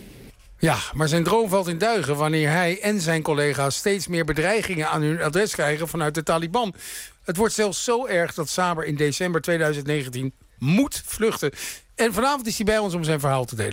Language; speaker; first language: Dutch; native; Dutch